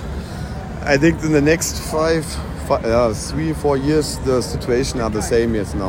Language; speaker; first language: English; non-native, learner; German